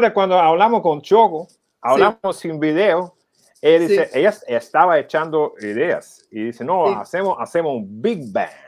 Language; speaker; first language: Spanish; non-native, learner; Ukrainian